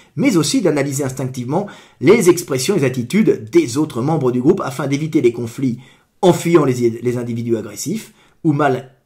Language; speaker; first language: French; native; French